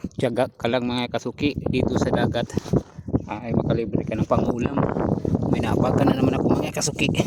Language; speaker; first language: Filipino; non-native, local second language; Cebuano